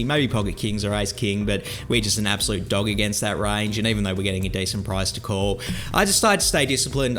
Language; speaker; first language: English; native; English